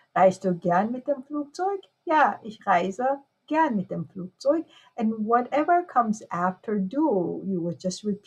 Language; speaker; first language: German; non-native, fluent; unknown